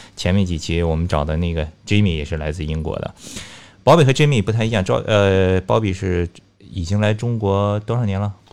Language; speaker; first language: Chinese; native; Chinese